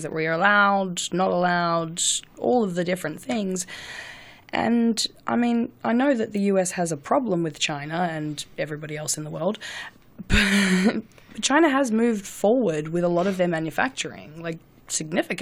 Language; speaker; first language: English; native; English